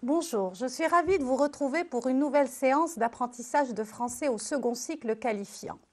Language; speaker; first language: French; non-native, local second language; Arabic